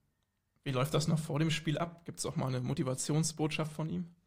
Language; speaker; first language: German; native; German